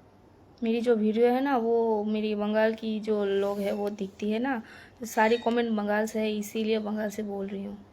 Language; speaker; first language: Hindi; non-native, local second language; Bangla